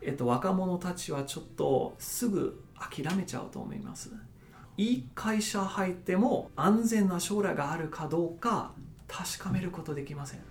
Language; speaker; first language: Japanese; non-native, fluent; German